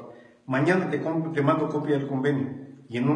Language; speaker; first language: Spanish; native; Spanish